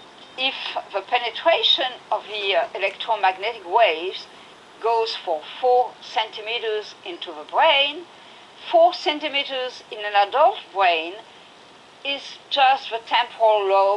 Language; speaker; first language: English; non-native, fluent; French